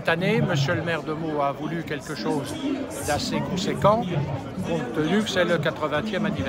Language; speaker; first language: French; native; French